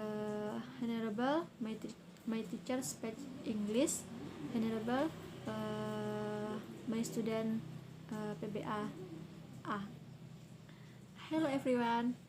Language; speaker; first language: English; non-native, learner; Indonesian